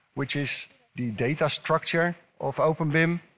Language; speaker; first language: English; non-native, fluent; Dutch